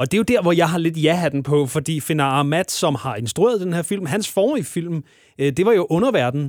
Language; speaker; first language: Danish; native; Danish